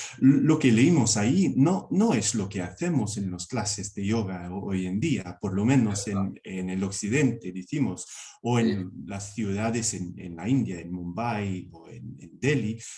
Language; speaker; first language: Spanish; non-native, fluent; English